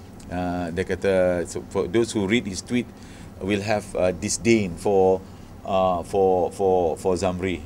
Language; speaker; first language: English; non-native, local second language; Malay